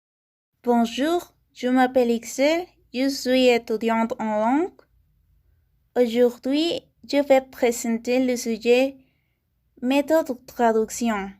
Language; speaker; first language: French; non-native, learner; Spanish